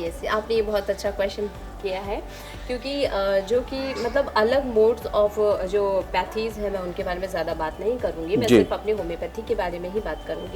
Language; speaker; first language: Hindi; native; Hindi